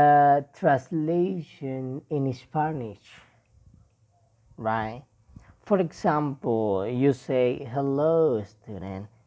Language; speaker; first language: English; non-native, learner; Spanish